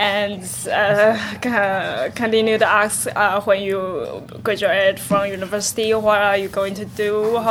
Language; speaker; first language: English; non-native, learner; Chinese